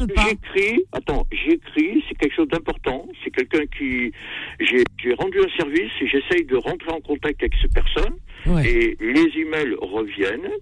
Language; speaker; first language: French; native; French